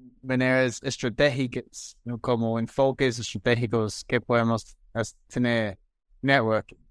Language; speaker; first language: Spanish; non-native, fluent; English